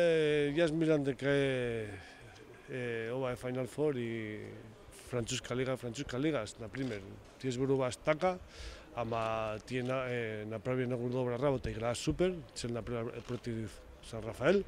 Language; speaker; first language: Macedonian; non-native, learner; Spanish